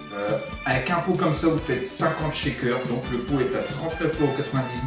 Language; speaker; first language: French; native; French